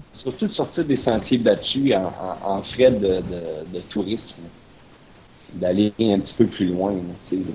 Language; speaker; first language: French; native; French